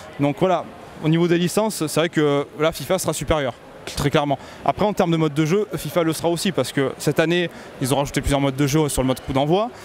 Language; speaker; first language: French; native; French